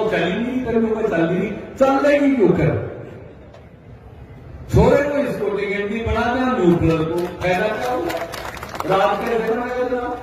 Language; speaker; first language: Hindi; native; Hindi